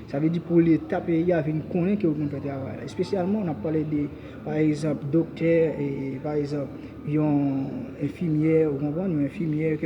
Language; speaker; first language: French; non-native, learner; Haitian Creole